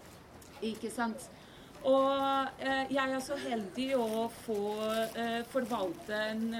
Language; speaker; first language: Norwegian; non-native, fluent; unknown